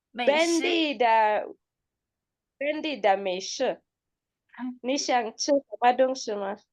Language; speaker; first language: Chinese; non-native, learner; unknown